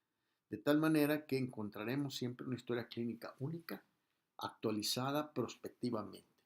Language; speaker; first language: Spanish; native; Spanish